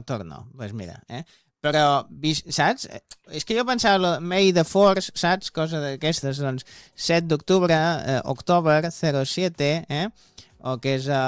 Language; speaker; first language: Catalan; native; Catalan